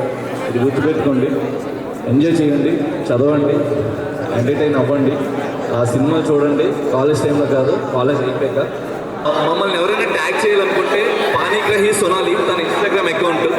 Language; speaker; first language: Telugu; native; Telugu